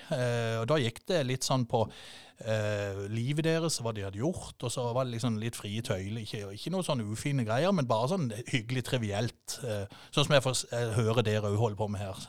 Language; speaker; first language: Norwegian; native; Norwegian